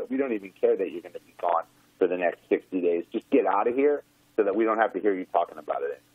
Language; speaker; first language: English; native; English